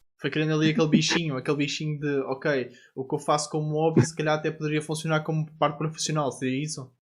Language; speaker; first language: Portuguese; native; Portuguese